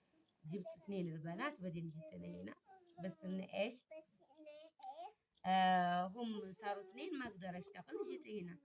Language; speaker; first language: Arabic; early bilingual, other home language; Amharic